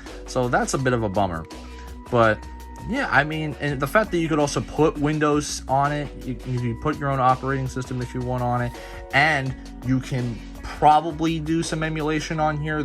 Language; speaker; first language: English; native; English